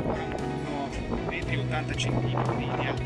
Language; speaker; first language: Italian; non-native, fluent; Russian